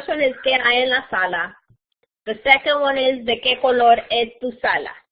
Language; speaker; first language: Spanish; non-native, fluent; English